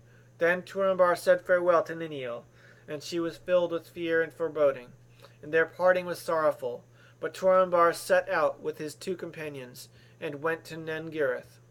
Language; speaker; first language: English; native; English